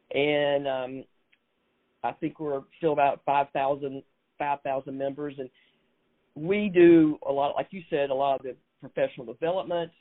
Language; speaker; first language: English; native; English